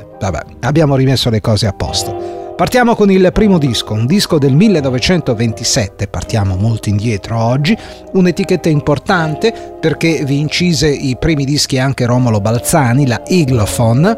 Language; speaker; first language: Italian; native; Italian